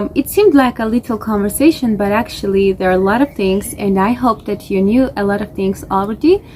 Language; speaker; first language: English; non-native, fluent; Georgian